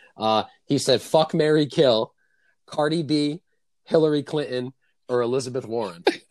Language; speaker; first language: English; native; English